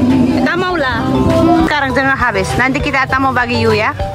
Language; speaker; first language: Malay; non-native, learner; Nepali